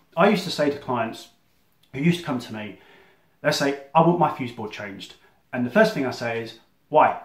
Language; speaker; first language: English; native; English